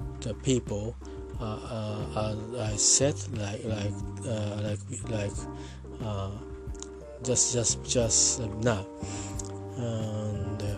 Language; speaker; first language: English; non-native, learner; Japanese